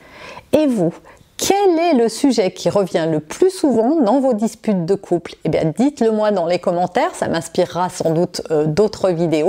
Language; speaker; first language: French; native; French